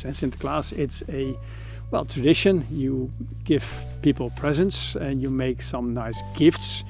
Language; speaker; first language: English; non-native, fluent; Dutch